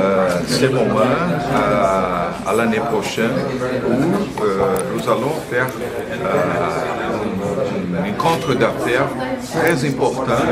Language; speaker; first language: French; non-native, learner; Portuguese